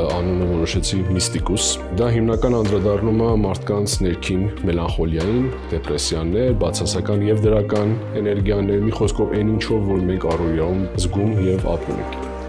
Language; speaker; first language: Armenian; early bilingual, heritage; Armenian